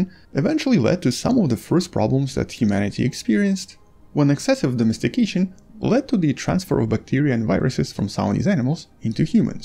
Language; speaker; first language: English; non-native, fluent; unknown